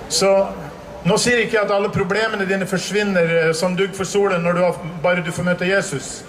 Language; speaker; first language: Norwegian; native; Norwegian